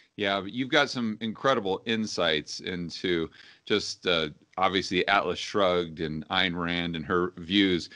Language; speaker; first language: English; native; English